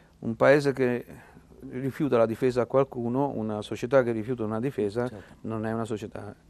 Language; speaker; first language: Italian; native; Italian